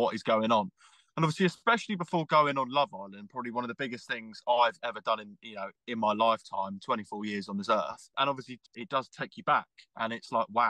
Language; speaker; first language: English; native; English